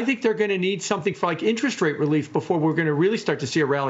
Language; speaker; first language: English; native; English